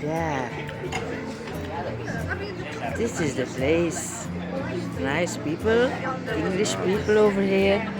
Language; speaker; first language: English; non-native, learner; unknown